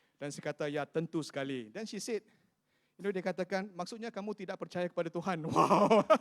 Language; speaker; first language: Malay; non-native, local second language; Chinese